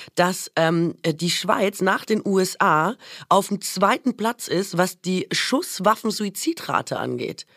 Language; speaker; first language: German; native; German